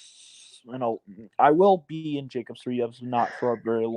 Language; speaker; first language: English; native; English